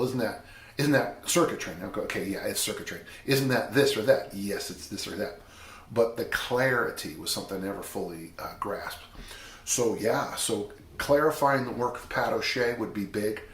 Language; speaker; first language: English; native; English